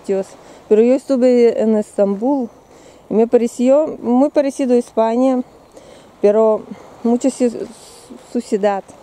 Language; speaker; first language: Spanish; non-native, learner; Russian